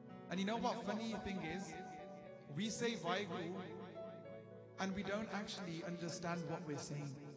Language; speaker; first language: English; early bilingual, other home language; Punjabi